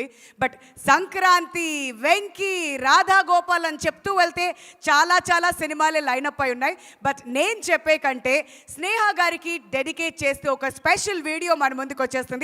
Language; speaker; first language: Telugu; native; Telugu